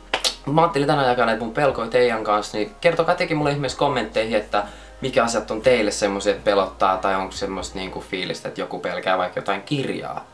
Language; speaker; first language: Finnish; native; Finnish